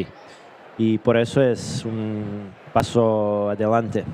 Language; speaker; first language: Spanish; non-native, learner; Serbian